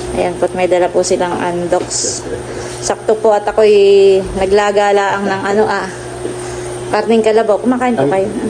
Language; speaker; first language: Filipino; native; Filipino